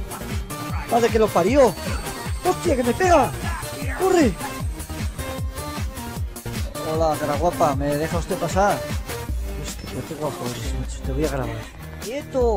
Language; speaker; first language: Spanish; native; Spanish